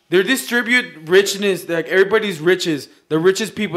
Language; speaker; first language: English; early bilingual, other home language; Spanish